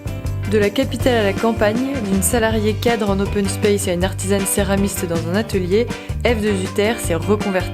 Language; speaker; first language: French; native; French